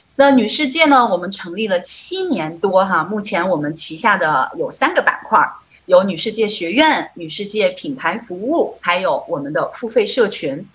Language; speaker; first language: Chinese; native; Chinese